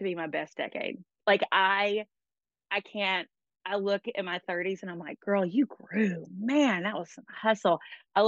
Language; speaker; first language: English; native; English